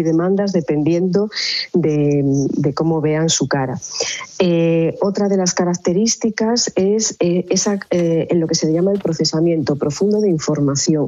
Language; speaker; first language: Spanish; native; Spanish